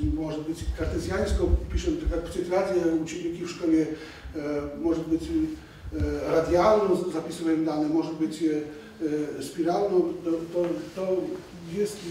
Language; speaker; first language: Russian; non-native, fluent; Polish